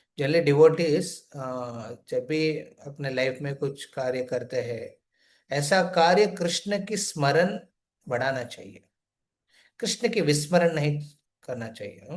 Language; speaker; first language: Hindi; non-native, local second language; Telugu